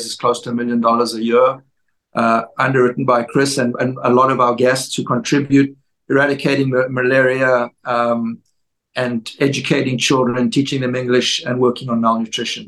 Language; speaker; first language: English; native; English